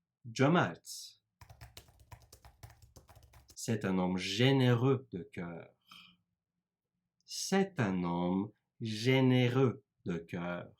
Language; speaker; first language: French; non-native, fluent; Turkish